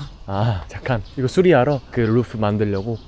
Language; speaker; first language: Korean; native; Korean